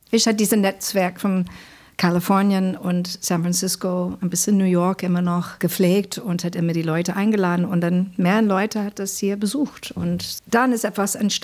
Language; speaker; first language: German; non-native, fluent; English